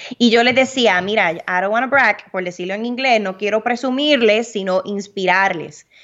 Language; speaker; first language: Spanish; early bilingual, heritage; Spanish